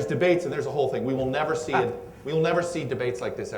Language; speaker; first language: English; native; English